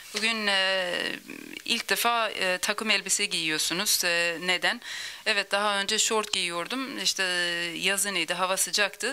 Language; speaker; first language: Turkish; early bilingual, other home language; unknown